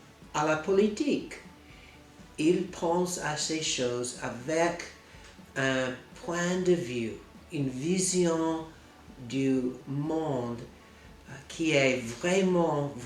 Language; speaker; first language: French; non-native, fluent; English